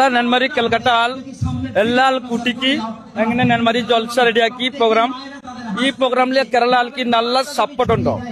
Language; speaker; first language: Malayalam; non-native, learner; Bangla